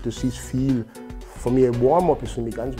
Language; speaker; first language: German; non-native, fluent; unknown